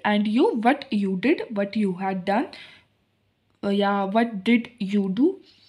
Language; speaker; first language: English; non-native, local second language; Hindi